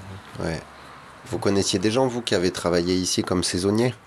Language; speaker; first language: French; native; French